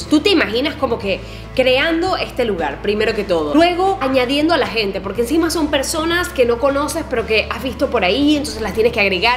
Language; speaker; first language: Spanish; native; Spanish